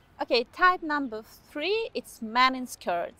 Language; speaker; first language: English; non-native, fluent; Ukrainian